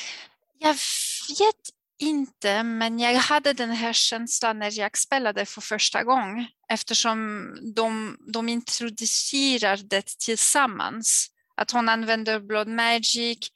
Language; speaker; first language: Swedish; non-native, fluent; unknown